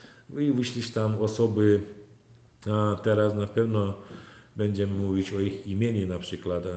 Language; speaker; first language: Polish; non-native, fluent; Turkmen